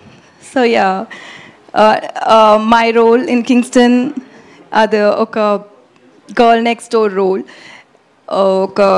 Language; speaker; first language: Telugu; non-native, learner; Tamil